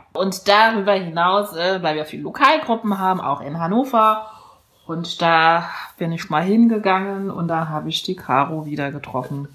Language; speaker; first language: German; early bilingual, other home language; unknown